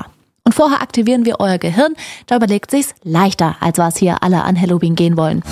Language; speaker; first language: German; native; German